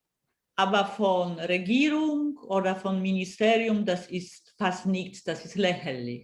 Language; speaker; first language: German; non-native, fluent; Polish